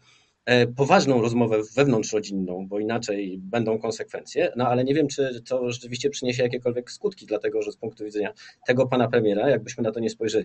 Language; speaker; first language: Polish; native; Polish